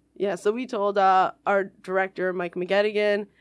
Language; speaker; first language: English; native; English